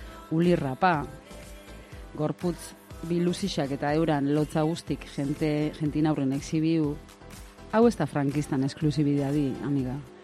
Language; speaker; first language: Basque; native; Basque